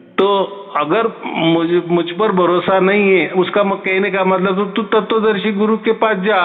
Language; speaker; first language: Hindi; non-native, local second language; Marathi